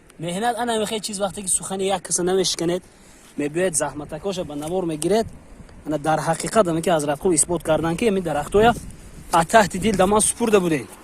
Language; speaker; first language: Tajik; native; Tajik